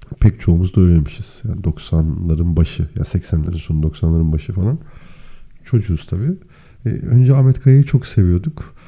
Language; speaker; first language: Turkish; native; Turkish